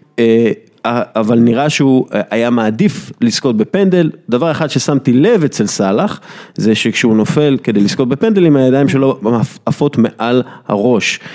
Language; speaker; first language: Hebrew; native; Hebrew